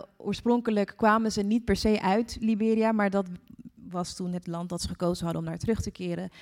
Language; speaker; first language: Dutch; early bilingual, other home language; English